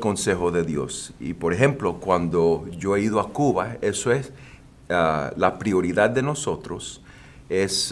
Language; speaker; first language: Spanish; early bilingual, heritage; Spanish